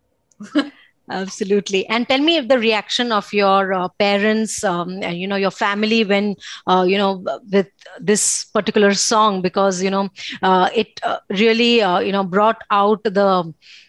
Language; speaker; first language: English; non-native, local second language; Gujarati